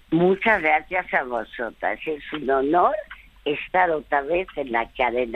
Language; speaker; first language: Spanish; early bilingual, other home language; French